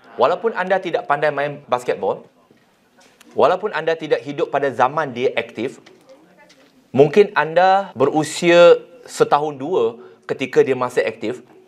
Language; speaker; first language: Malay; non-native, local second language; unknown